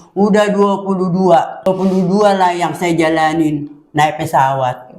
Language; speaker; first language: Indonesian; non-native, local second language; Batak Toba